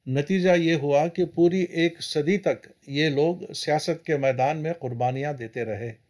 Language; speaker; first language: Urdu; native; Urdu